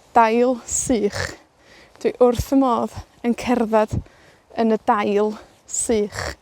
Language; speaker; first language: Welsh; native; Welsh